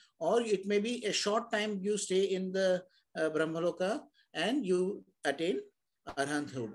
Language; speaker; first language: English; non-native, local second language; Hindi